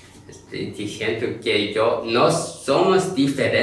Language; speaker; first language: Spanish; non-native, learner; Korean